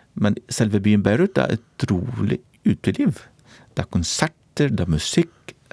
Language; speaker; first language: Norwegian; non-native, fluent; Arabic